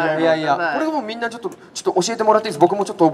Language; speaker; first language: Japanese; native; Japanese